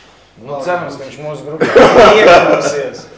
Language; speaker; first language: Latvian; native; Latvian